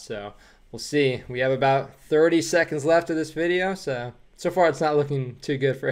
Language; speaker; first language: English; native; English